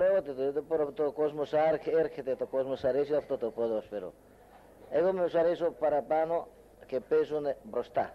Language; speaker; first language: Greek; non-native, learner; Hungarian